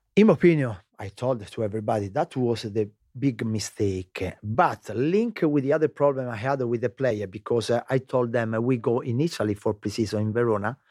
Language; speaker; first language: English; non-native, learner; Italian